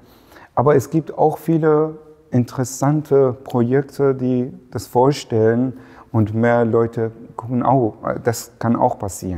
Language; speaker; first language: German; non-native, fluent; Persian